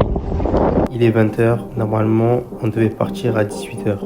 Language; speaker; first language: French; native; French